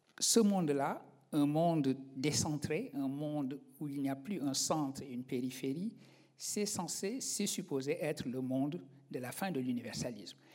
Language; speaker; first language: French; non-native, local second language; Wolof